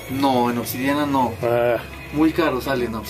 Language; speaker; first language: Spanish; native; Spanish